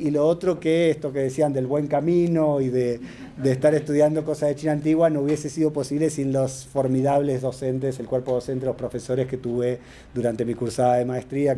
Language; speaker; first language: Spanish; native; Spanish